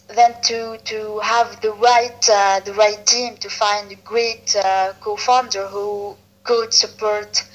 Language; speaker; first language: English; non-native, fluent; Arabic